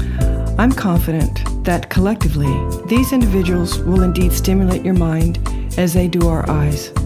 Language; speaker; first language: English; native; English